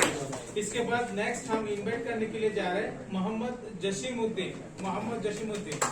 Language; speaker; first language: Hindi; non-native, learner; Bangla